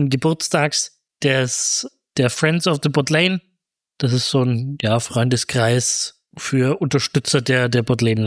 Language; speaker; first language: German; native; German